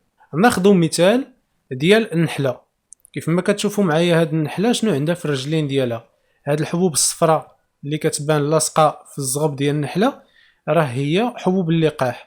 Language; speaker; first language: Arabic; native; Arabic